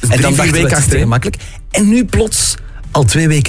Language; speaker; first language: Dutch; native; Dutch